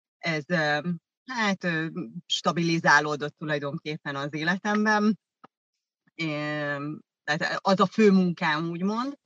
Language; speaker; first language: Hungarian; early bilingual, other home language; German